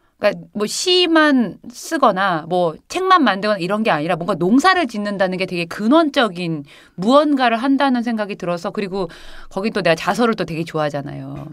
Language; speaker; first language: Korean; native; Korean